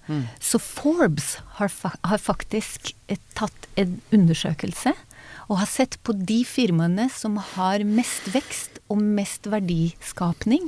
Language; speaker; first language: Norwegian; non-native, fluent; Hebrew